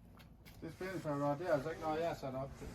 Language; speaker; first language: Danish; native; Danish